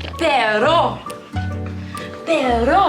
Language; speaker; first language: Spanish; non-native, learner; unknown